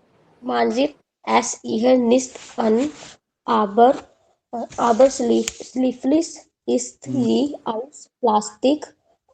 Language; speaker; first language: German; non-native, learner; Hindi